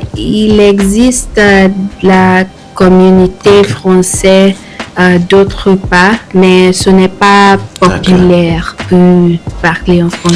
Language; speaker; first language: French; non-native, learner; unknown